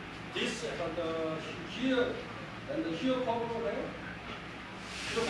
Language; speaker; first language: English; non-native, learner; Korean